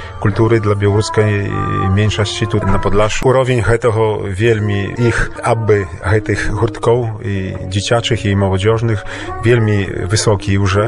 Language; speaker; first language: Polish; non-native, learner; Belarusian